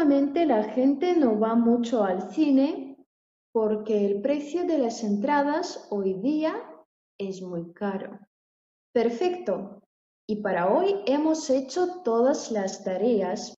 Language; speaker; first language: Spanish; non-native, fluent; Russian